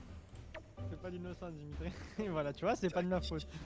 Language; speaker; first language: French; native; French